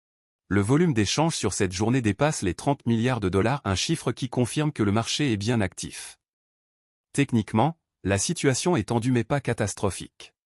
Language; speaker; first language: French; native; French